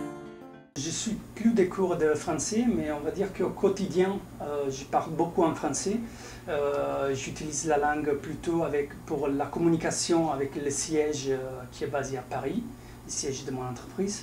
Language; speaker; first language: French; non-native, fluent; Italian